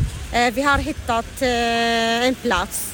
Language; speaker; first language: Swedish; non-native, learner; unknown